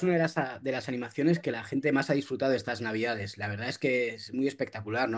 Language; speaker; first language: Spanish; native; Spanish